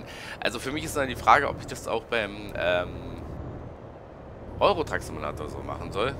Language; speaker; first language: German; native; German